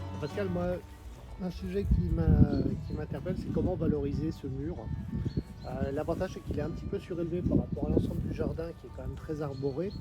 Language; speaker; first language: French; native; French